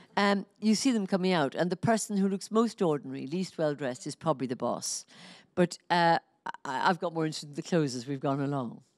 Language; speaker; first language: English; native; English